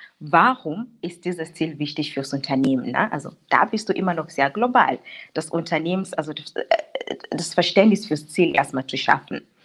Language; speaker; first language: German; non-native, fluent; English